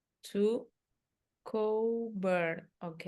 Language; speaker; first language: English; non-native, learner; Spanish